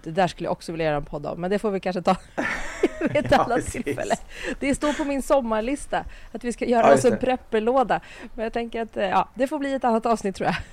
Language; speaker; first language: Swedish; native; Swedish